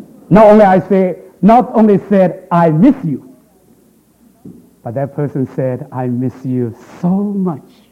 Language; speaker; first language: English; non-native, fluent; Chinese